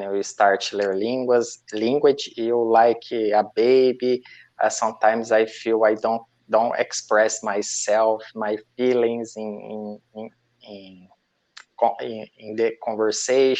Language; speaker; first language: English; non-native, learner; Portuguese